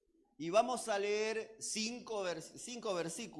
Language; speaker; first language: Spanish; native; Spanish